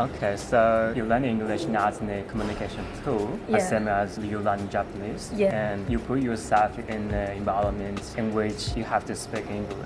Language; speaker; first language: English; non-native, fluent; Japanese